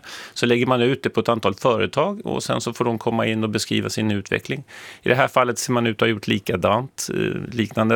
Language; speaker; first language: Swedish; native; Swedish